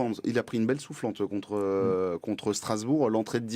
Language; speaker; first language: French; native; French